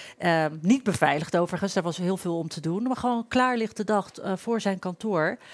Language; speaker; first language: Dutch; early bilingual, other home language; Turkish